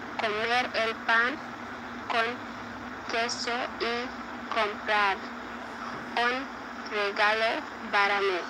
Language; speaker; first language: Spanish; non-native, learner; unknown